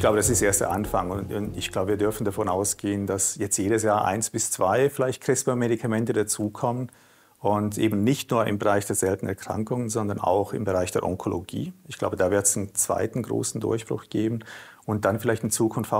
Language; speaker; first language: German; native; German